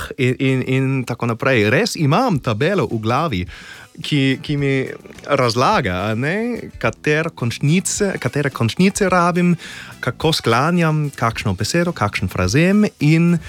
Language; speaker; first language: Slovenian; non-native, fluent; English